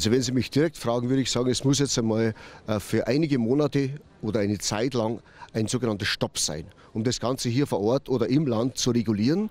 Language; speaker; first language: German; native; German